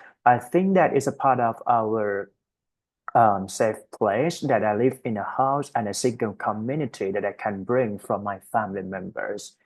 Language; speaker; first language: English; non-native, fluent; Thai